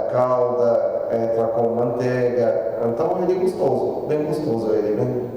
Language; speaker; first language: Portuguese; non-native, learner; Arabic